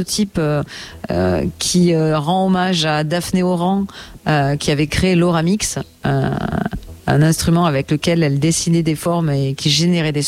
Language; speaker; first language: French; native; French